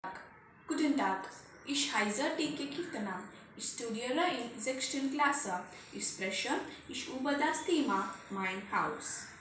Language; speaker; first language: German; non-native, learner; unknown